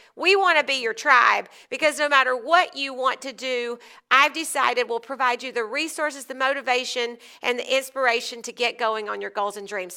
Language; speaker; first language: English; native; English